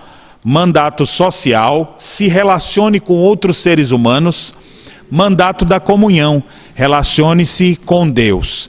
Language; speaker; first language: Portuguese; native; Portuguese